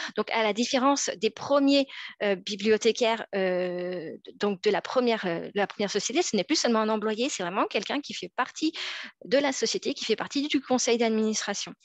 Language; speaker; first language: French; native; French